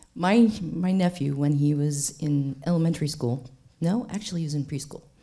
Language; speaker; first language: English; native; English